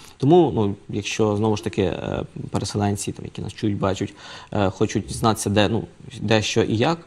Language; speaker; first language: Ukrainian; native; Ukrainian